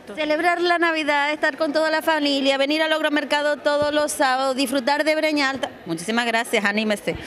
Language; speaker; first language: Spanish; native; Spanish